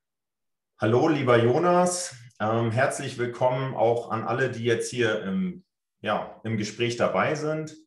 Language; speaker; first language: German; native; German